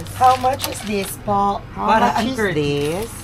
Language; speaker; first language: English; non-native, local second language; Filipino